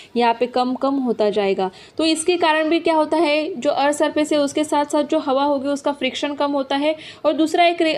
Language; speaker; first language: Hindi; non-native, local second language; Marathi